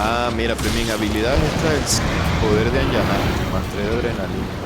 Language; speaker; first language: Spanish; native; Spanish